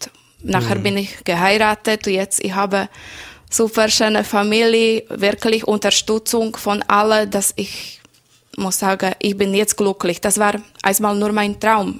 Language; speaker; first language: German; non-native, learner; Slovak